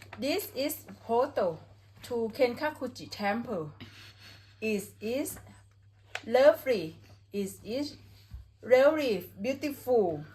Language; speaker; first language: English; non-native, learner; Thai